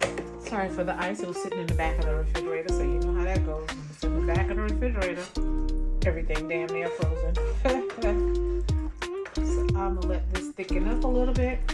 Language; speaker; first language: English; native; English